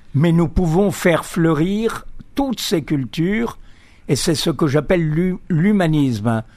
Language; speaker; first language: French; native; French